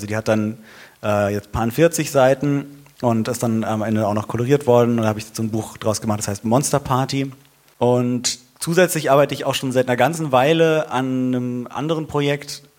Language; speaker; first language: German; native; German